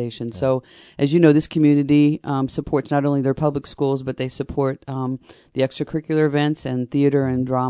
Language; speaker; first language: English; native; English